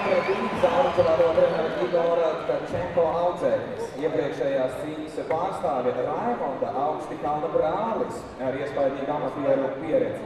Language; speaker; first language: Latvian; native; Latvian